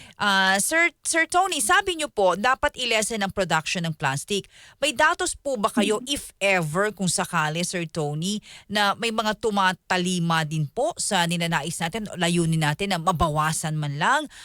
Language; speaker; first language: Filipino; native; Filipino